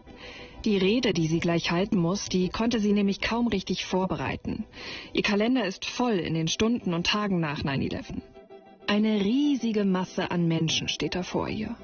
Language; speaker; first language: German; native; German